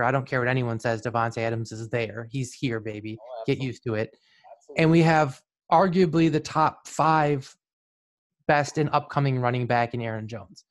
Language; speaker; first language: English; native; English